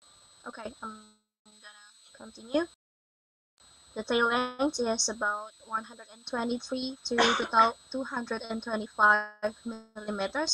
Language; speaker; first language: English; non-native, learner; Indonesian